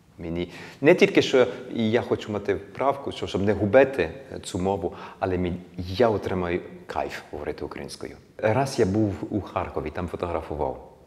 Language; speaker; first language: Ukrainian; early bilingual, heritage; Ukrainian